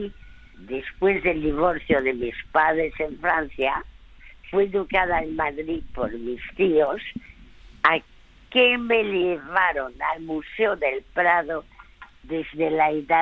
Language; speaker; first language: Spanish; early bilingual, other home language; French